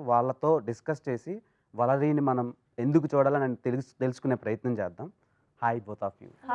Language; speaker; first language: Telugu; native; Telugu